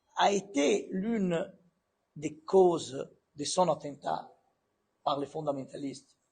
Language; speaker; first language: French; non-native, fluent; Italian